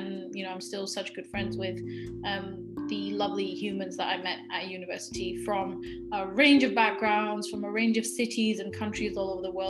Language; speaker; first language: English; native; English